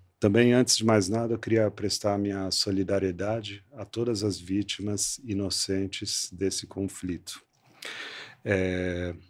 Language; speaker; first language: Portuguese; early bilingual, other home language; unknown